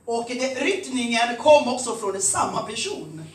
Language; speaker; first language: Swedish; non-native, fluent; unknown